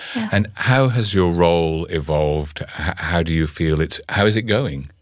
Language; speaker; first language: English; native; English